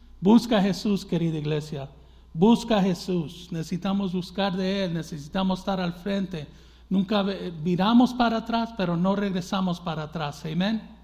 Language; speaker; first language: Spanish; early bilingual, heritage; Spanish